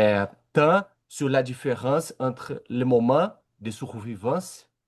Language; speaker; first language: French; non-native, learner; Portuguese